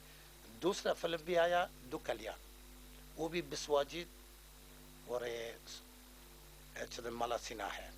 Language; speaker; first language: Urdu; non-native, learner; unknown